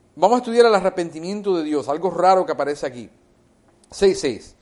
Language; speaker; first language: Spanish; early bilingual, heritage; Spanish